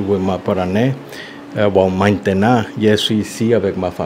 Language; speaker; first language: French; non-native, learner; Spanish